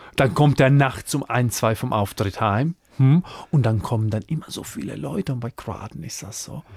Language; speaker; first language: German; non-native, fluent; Croatian